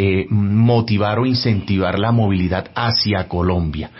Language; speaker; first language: Spanish; native; Spanish